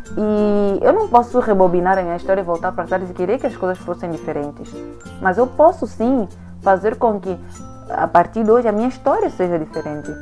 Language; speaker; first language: Portuguese; native; Portuguese